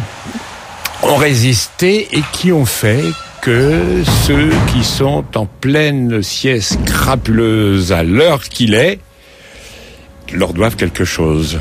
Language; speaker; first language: French; native; French